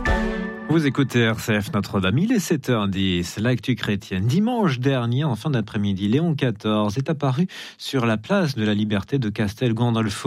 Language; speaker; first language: French; native; French